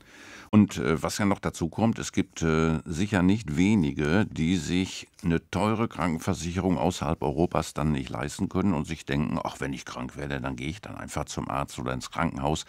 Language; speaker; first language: German; native; German